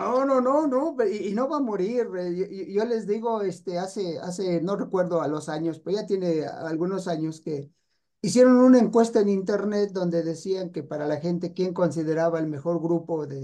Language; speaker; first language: Spanish; native; Spanish